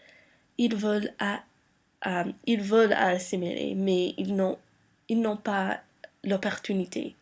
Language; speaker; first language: French; non-native, learner; English